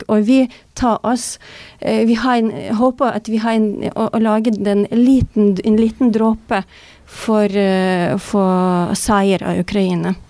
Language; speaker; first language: Norwegian; non-native, fluent; Ukrainian